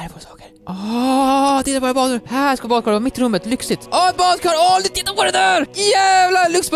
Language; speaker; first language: Swedish; native; Swedish